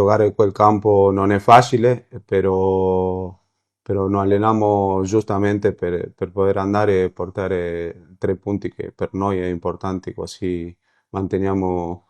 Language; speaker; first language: Italian; non-native, learner; Spanish